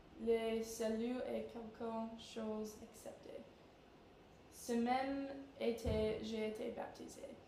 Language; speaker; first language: French; non-native, learner; English